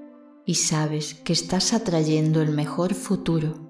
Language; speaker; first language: Spanish; native; Spanish